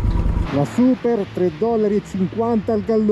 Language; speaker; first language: Spanish; non-native, learner; Italian